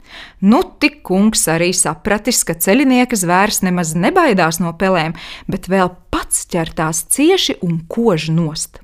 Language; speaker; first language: Latvian; native; Latvian